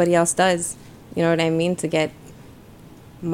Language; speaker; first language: English; early bilingual, other home language; Spanish